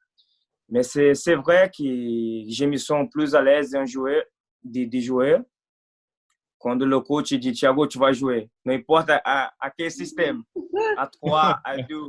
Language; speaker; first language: French; non-native, fluent; Portuguese